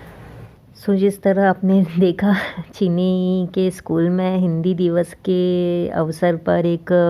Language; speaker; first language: Hindi; native; Hindi